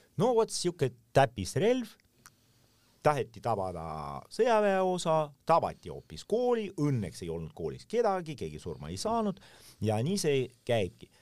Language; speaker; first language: Estonian; non-native, local second language; Russian